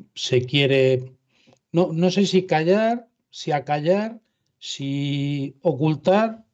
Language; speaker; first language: Spanish; native; Spanish